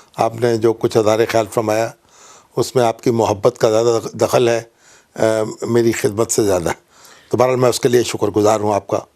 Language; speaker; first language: Urdu; non-native, local second language; Punjabi